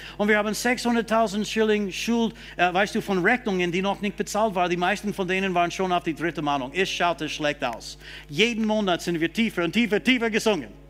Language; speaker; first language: German; non-native, fluent; English